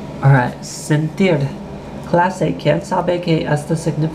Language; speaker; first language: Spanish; non-native, learner; English